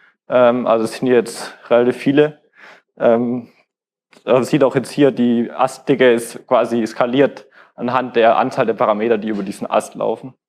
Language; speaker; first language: German; native; German